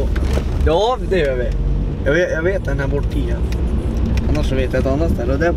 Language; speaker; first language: Swedish; native; Swedish